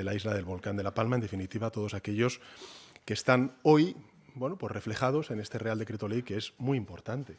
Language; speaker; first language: Spanish; native; Spanish